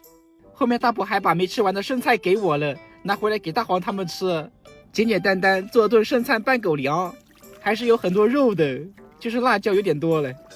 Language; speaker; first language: Chinese; native; Chinese